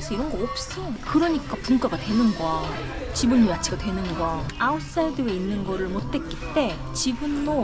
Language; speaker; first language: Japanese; non-native, learner; Korean